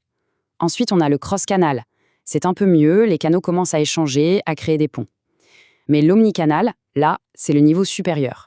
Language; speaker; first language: French; native; French